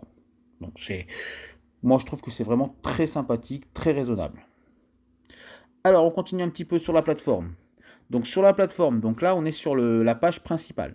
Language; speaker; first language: French; native; French